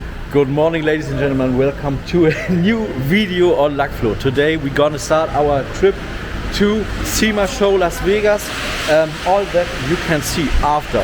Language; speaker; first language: English; non-native, learner; German